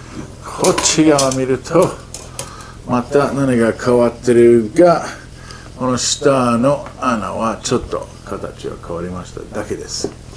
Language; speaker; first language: Japanese; non-native, fluent; English